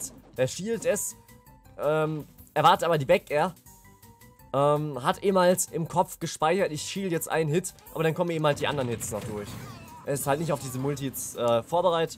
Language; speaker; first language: German; native; German